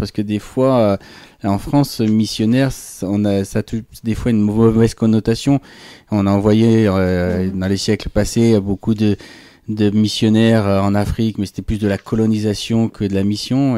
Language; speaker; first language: French; native; French